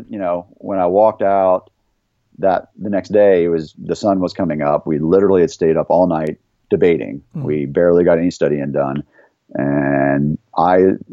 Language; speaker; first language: English; native; English